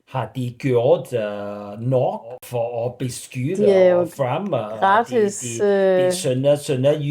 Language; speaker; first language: Danish; non-native, learner; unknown